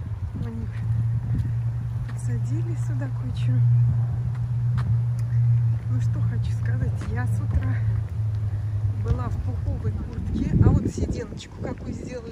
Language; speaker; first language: Russian; native; Russian